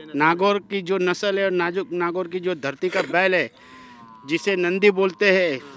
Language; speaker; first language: Hindi; non-native, local second language; Gujarati